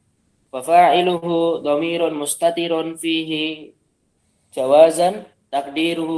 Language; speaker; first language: Arabic; non-native, learner; Indonesian